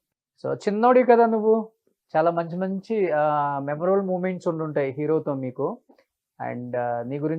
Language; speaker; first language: Telugu; native; Telugu